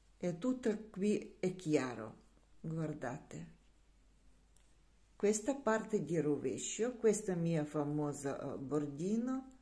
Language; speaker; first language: Italian; non-native, learner; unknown